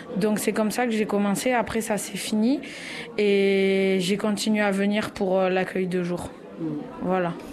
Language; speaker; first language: French; native; French